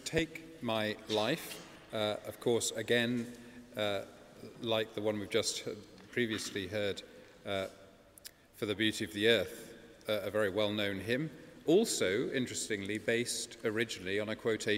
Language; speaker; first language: English; native; English